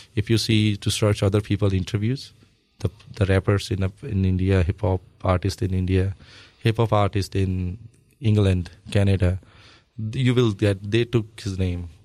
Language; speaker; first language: English; non-native, local second language; Punjabi